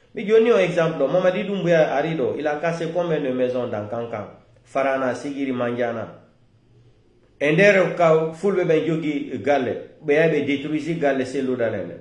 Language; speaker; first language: French; non-native, local second language; Fula